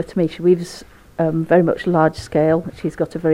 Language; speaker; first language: English; native; English